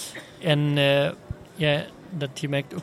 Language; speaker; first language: Dutch; non-native, learner; German